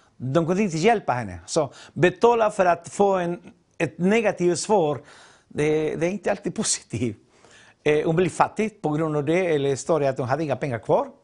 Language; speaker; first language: Swedish; non-native, fluent; Spanish